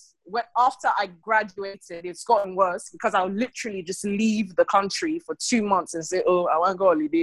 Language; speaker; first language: English; non-native, local second language; Krio